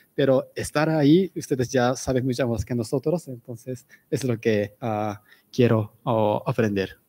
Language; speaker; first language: Spanish; non-native, fluent; Japanese